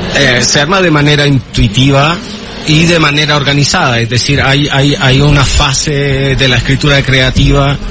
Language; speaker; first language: Spanish; native; Spanish